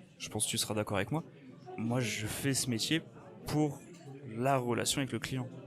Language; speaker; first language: French; native; French